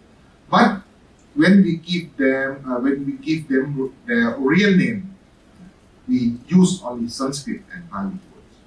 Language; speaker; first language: English; non-native, fluent; Thai